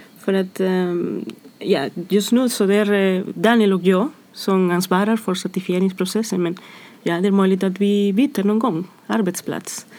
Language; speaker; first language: Swedish; non-native, fluent; Spanish